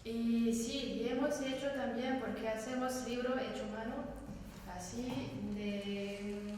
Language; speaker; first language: Spanish; non-native, learner; French